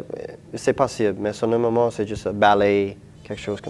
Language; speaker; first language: French; non-native, local second language; English